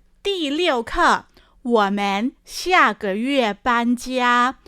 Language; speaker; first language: Chinese; non-native, fluent; Thai